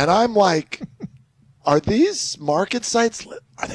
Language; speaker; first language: English; native; English